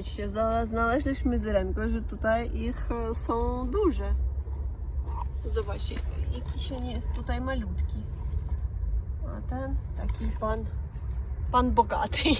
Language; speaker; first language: Polish; non-native, fluent; Russian